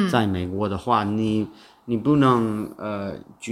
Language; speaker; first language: Chinese; non-native, learner; English